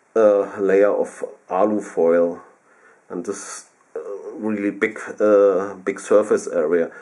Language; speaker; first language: English; non-native, fluent; German